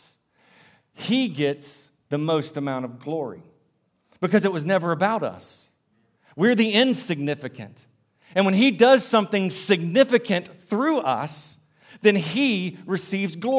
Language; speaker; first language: English; native; English